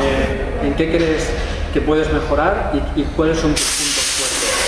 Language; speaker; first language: Spanish; native; Spanish